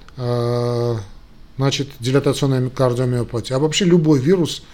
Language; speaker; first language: Russian; non-native, local second language; Armenian